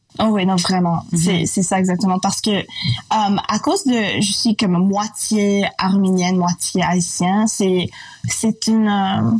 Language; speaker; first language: French; non-native, local second language; English